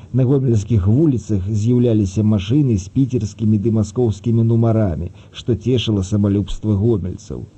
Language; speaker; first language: Belarusian; early bilingual, other home language; Russian